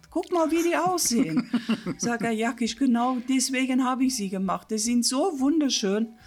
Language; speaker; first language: German; non-native, fluent; Afrikaans